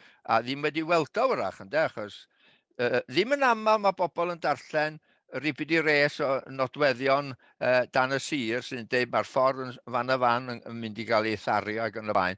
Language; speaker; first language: Welsh; native; Welsh